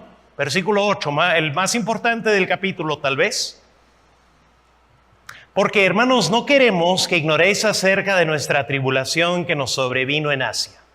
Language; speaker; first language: Spanish; non-native, fluent; English